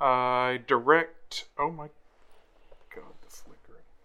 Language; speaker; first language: English; native; English